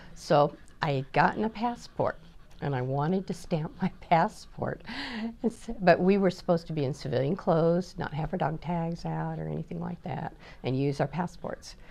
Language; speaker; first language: English; native; English